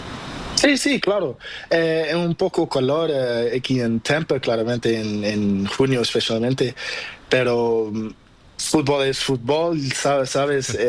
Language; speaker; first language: Spanish; non-native, learner; Portuguese